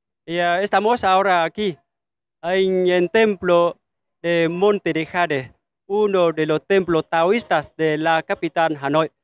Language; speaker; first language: Spanish; non-native, fluent; Vietnamese